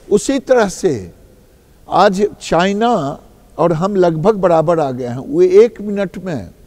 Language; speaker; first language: Hindi; native; Hindi